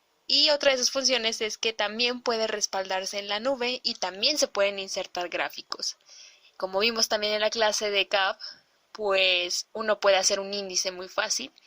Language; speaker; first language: Spanish; native; Spanish